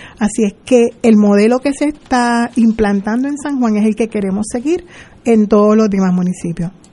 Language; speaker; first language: Spanish; native; Spanish